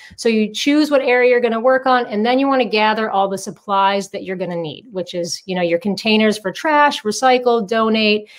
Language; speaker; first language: English; native; English